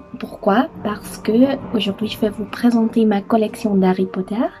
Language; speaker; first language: French; non-native, learner; Dutch